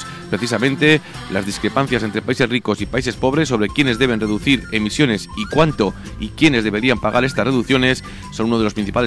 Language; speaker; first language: Spanish; native; Spanish